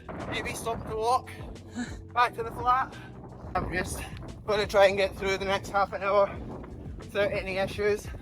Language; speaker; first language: English; native; English